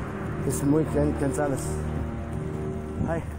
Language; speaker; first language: Spanish; non-native, learner; English